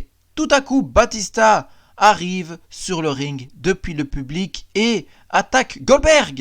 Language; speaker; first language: French; native; French